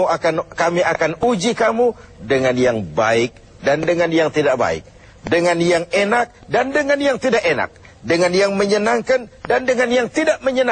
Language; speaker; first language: Malay; native; Malay